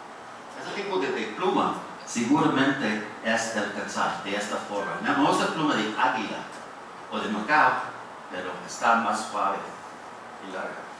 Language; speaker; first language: Spanish; non-native, fluent; English